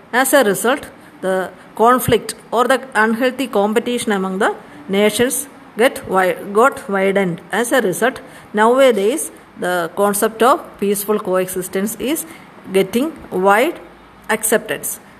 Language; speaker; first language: English; non-native, local second language; Malayalam